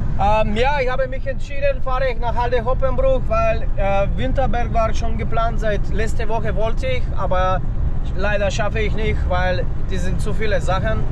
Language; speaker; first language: German; non-native, fluent; Polish